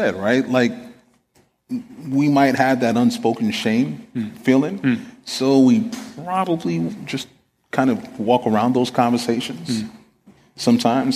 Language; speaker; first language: English; native; English